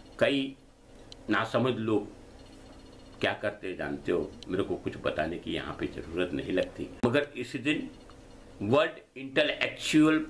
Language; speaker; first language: Hindi; non-native, local second language; Gujarati